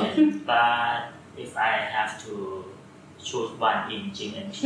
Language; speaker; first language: English; non-native, learner; Thai